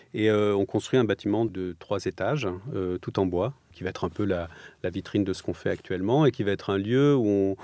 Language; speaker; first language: French; native; French